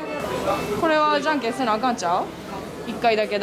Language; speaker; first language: Japanese; native; Japanese